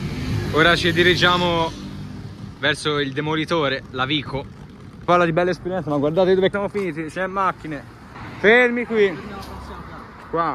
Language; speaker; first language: Italian; native; Italian